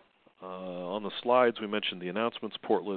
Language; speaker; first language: English; native; English